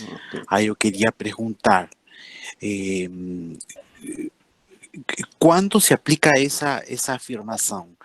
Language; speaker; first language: Portuguese; non-native, fluent; Spanish